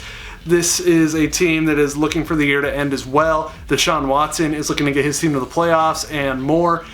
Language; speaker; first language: English; native; English